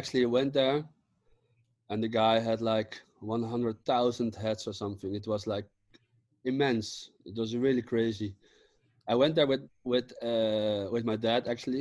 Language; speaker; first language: English; non-native, fluent; Dutch